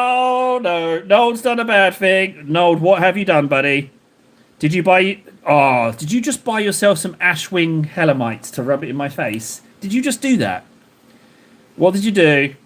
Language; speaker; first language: English; native; English